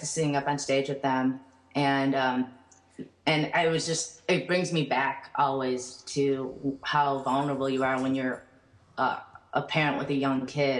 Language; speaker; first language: English; native; English